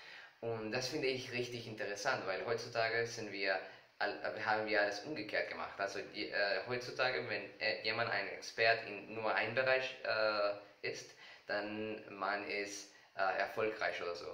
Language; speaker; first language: German; non-native, learner; Spanish